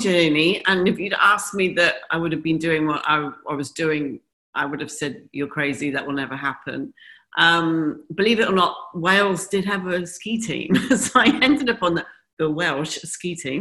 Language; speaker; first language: English; native; English